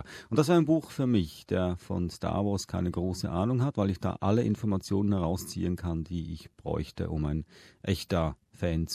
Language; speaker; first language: German; native; German